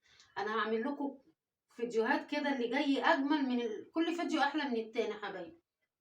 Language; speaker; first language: Arabic; native; Arabic